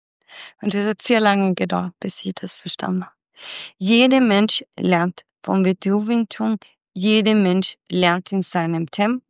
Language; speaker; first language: German; non-native, fluent; Swedish